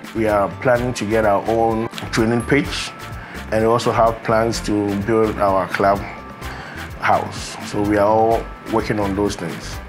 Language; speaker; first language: English; non-native, local second language; Akan